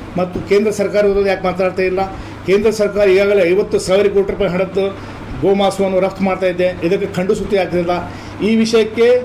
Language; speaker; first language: Kannada; non-native, local second language; Urdu